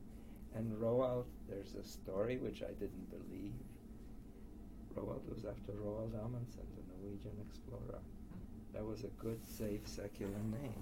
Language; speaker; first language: English; early bilingual, other home language; Polish